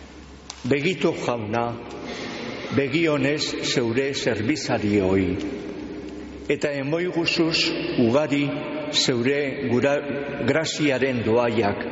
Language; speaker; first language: Basque; native; Basque